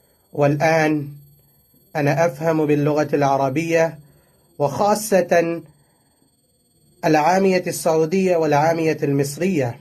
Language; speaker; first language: Arabic; non-native, learner; Tamil